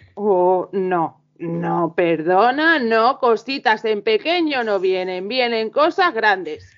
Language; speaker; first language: Spanish; native; Spanish